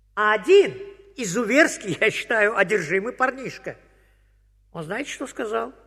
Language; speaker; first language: Russian; native; Russian